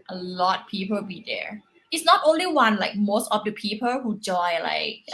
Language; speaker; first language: English; non-native, learner; Thai